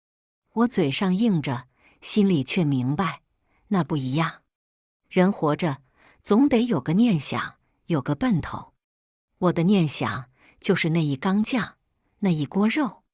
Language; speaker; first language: Chinese; native; Chinese